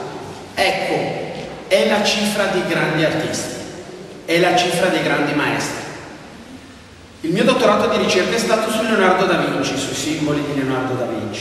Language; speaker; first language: Italian; native; Italian